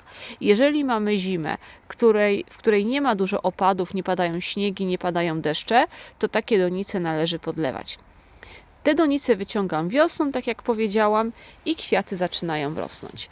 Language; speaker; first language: Polish; native; Polish